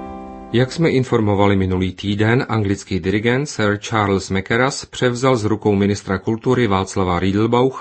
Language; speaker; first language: Czech; native; Czech